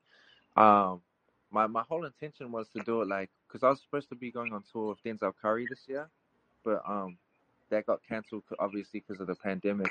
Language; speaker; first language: English; native; English